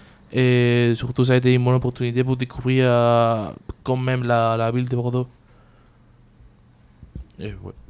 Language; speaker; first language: French; non-native, learner; Spanish